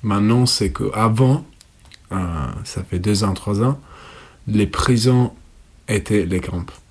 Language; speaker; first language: French; non-native, fluent; Italian